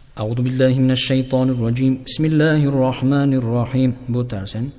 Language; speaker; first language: Turkish; non-native, learner; Albanian